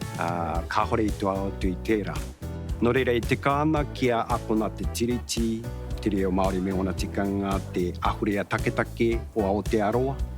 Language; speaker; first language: Māori; non-native, fluent; Japanese